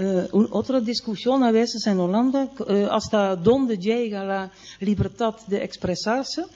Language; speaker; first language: Spanish; non-native, fluent; Dutch